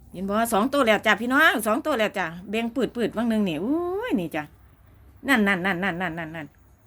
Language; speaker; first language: Thai; native; Thai